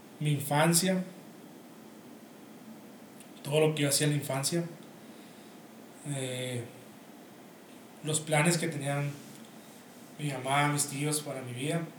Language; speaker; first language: Spanish; native; Spanish